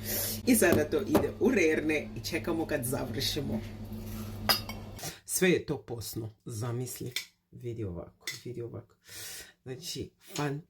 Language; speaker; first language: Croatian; early bilingual, heritage; Serbian